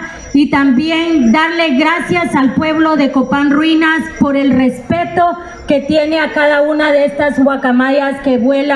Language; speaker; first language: Spanish; native; Spanish